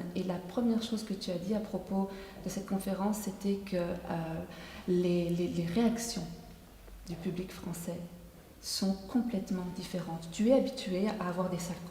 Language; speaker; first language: French; native; French